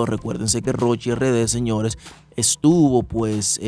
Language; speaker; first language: Spanish; native; Spanish